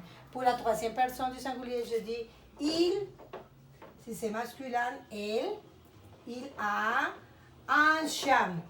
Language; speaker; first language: French; non-native, fluent; Spanish